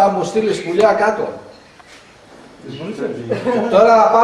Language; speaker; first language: Greek; non-native, learner; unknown